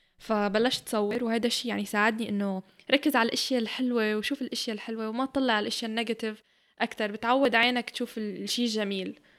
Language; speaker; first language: Arabic; native; Arabic